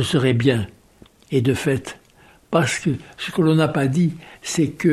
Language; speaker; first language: French; native; French